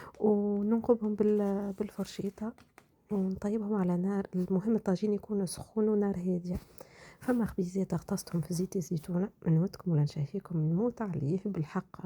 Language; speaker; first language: Arabic; native; Arabic